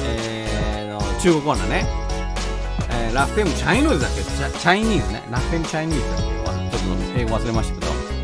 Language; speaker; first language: Japanese; native; Japanese